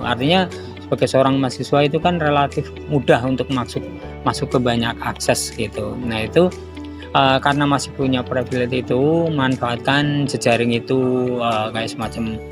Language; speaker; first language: Indonesian; native; Indonesian